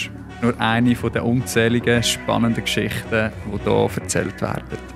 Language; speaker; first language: German; native; German